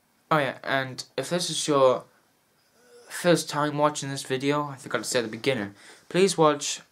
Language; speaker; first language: English; native; English